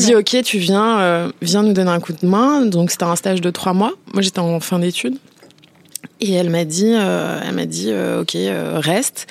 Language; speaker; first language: French; native; French